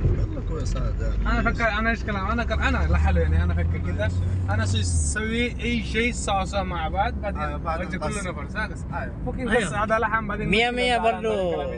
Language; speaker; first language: Arabic; non-native, learner; Bangla